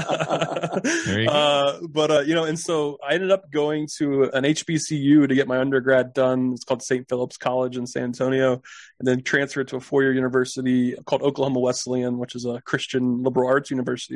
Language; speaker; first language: English; native; English